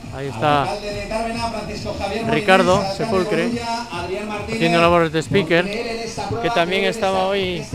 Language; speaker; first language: Spanish; native; Spanish